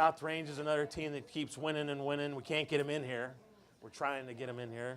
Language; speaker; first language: English; native; English